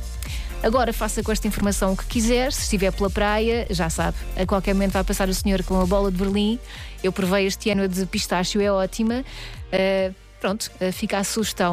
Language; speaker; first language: Portuguese; native; Portuguese